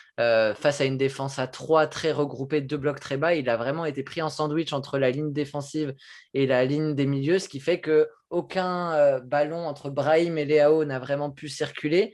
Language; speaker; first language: French; native; French